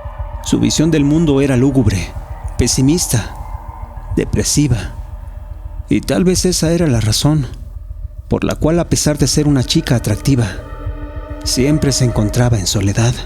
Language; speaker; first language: Spanish; native; Spanish